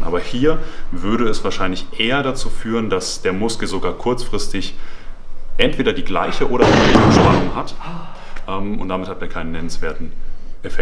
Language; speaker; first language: German; native; German